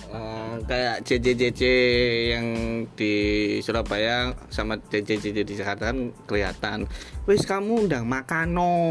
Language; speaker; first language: Indonesian; non-native, local second language; Javanese